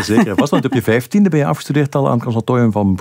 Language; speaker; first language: Dutch; native; Dutch